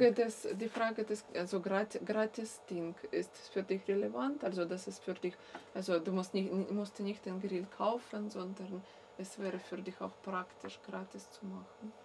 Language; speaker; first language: German; non-native, fluent; Russian